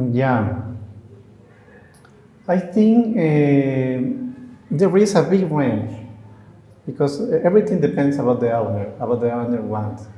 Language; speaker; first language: English; non-native, learner; Spanish